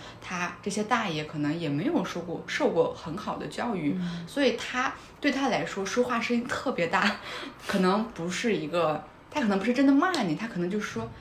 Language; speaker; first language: Chinese; non-native, local second language; Kazakh